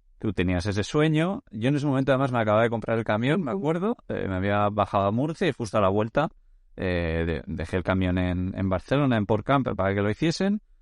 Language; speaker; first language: Spanish; native; Spanish